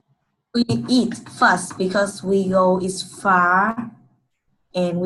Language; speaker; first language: English; non-native, learner; Vietnamese